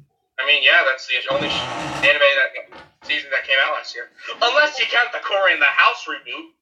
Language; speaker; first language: English; native; English